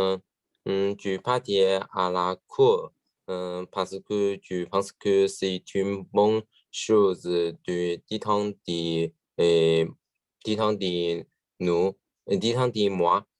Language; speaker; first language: French; non-native, learner; Chinese